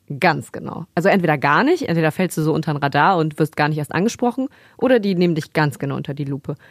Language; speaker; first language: German; early bilingual, other home language; Spanish